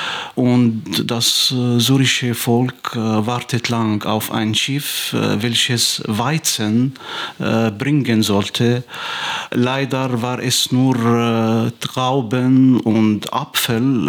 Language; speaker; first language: German; non-native, fluent; Arabic